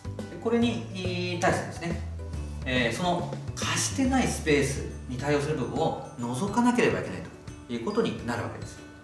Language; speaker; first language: Japanese; native; Japanese